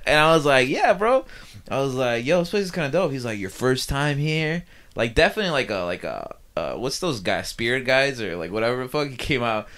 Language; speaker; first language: English; early bilingual, other home language; Spanish